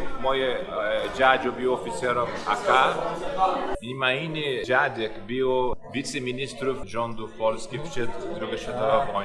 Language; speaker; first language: Polish; non-native, learner; Portuguese